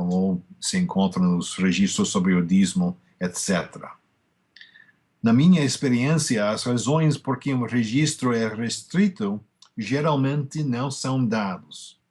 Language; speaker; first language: Portuguese; non-native, fluent; English